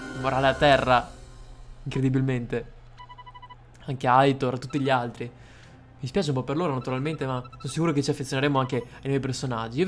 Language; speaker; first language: Italian; native; Italian